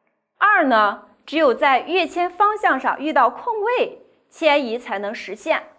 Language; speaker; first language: Chinese; native; Chinese